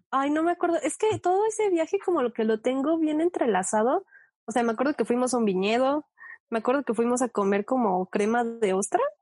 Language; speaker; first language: Spanish; native; Spanish